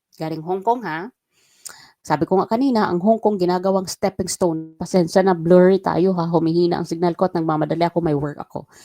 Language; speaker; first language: Filipino; non-native, local second language; Waray